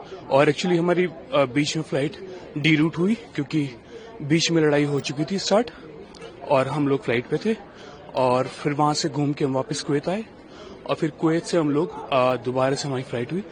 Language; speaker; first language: Hindi; native; Hindi